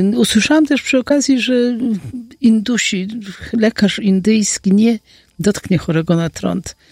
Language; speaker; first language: Polish; native; Polish